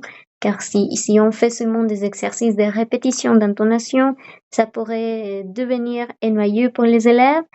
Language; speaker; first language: French; non-native, fluent; Spanish